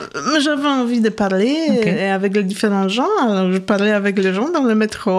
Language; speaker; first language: French; non-native, fluent; Polish